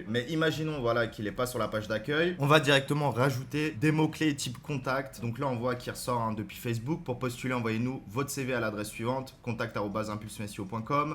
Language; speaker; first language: French; native; French